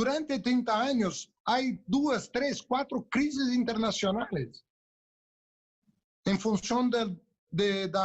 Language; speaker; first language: Spanish; non-native, local second language; Portuguese